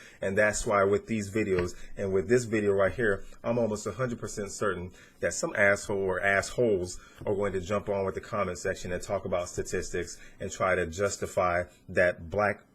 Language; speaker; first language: English; native; English